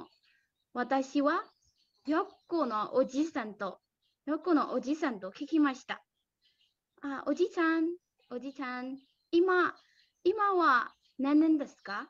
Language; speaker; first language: Japanese; non-native, learner; Burmese